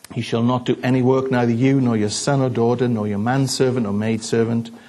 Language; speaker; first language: English; native; English